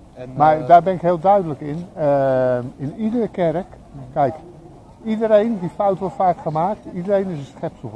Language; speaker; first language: Dutch; native; Dutch